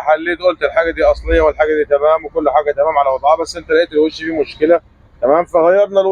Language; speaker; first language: Arabic; native; Arabic